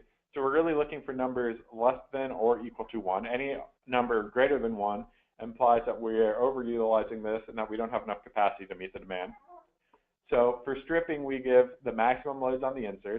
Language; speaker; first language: English; native; English